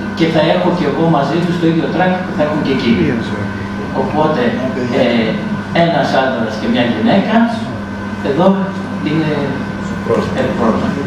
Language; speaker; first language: Greek; native; Greek